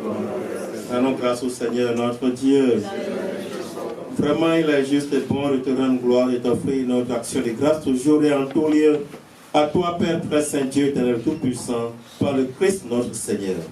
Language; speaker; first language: French; native; French